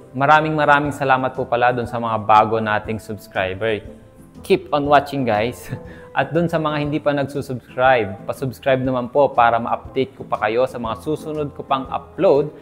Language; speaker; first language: Filipino; native; Filipino